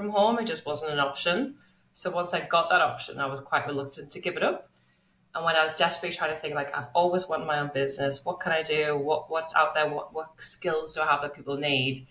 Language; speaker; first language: English; native; English